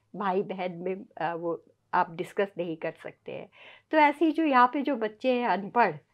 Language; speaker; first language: Hindi; native; Hindi